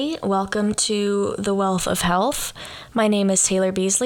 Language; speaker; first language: English; native; English